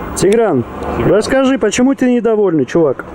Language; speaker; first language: Russian; native; Russian